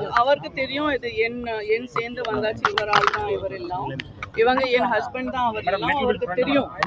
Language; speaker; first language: Tamil; non-native, learner; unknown